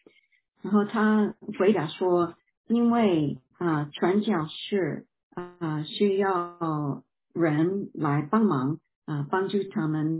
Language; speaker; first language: Chinese; non-native, fluent; English